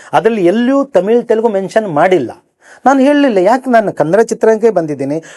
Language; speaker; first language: Kannada; native; Kannada